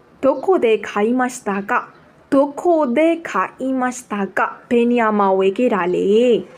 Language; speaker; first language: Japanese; non-native, fluent; Burmese